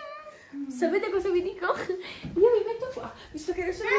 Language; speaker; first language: Italian; native; Italian